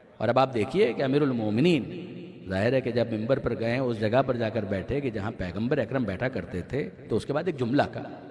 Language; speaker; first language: Urdu; non-native, local second language; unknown